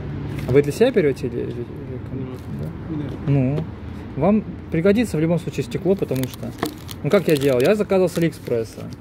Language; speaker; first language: Russian; native; Russian